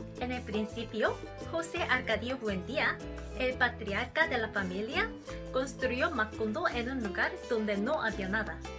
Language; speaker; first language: Spanish; non-native, learner; Korean